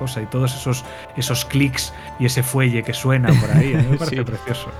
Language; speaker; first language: Spanish; native; Spanish